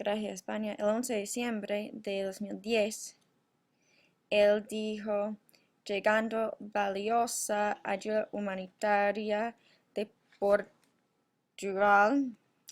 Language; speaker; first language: Spanish; non-native, fluent; English